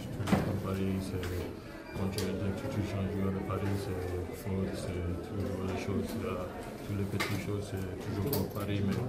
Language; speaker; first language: French; non-native, fluent; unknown